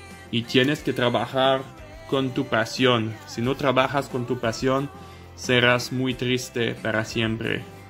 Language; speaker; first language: Spanish; non-native, learner; French